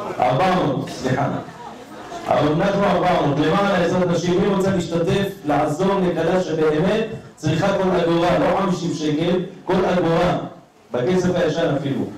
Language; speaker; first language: Hebrew; native; Hebrew